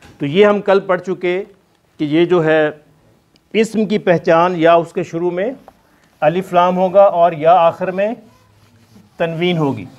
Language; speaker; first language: Urdu; non-native, local second language; Punjabi